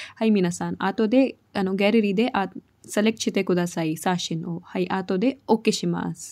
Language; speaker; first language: Japanese; non-native, learner; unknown